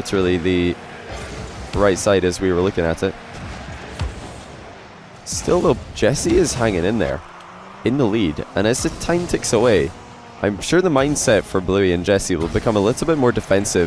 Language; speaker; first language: English; native; English